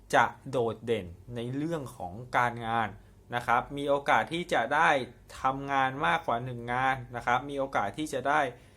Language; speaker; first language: Thai; native; Thai